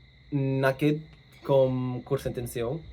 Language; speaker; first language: Catalan; non-native, fluent; English